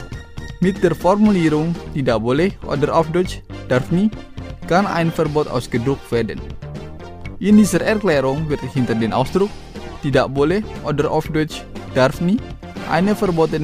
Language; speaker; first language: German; non-native, fluent; Indonesian